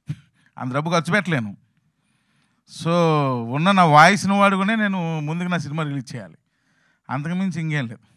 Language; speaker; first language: Telugu; native; Telugu